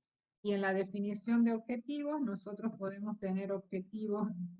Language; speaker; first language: Spanish; native; Spanish